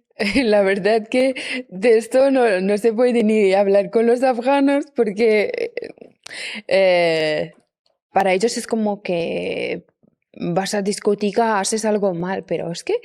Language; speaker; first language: Spanish; non-native, fluent; Persian